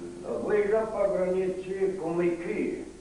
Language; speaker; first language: Russian; non-native, local second language; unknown